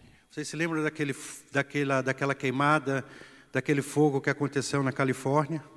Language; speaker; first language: Portuguese; native; Portuguese